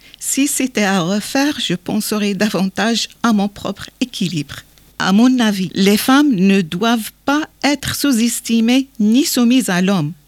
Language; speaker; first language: French; non-native, local second language; Arabic